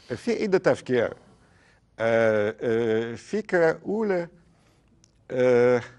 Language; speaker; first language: Arabic; non-native, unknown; Russian